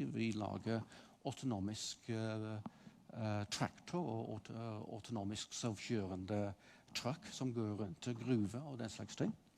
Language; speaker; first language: Norwegian; non-native, fluent; English